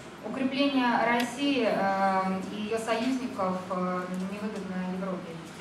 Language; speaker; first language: Russian; native; Russian